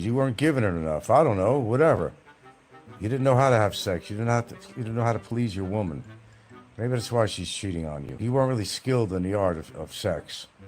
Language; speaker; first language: English; native; English